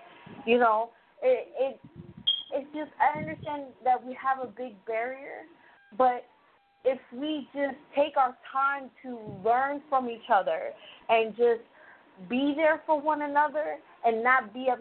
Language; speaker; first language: English; early bilingual, other home language; Spanish